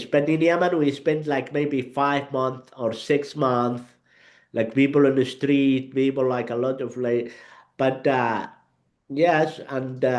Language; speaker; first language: English; non-native, learner; Arabic